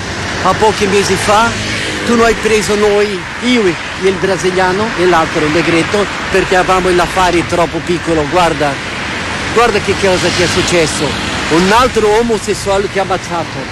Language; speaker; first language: Italian; non-native, fluent; Portuguese